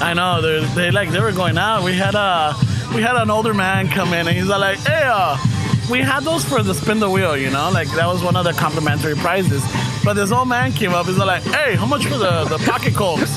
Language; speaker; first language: English; early bilingual, other home language; Spanish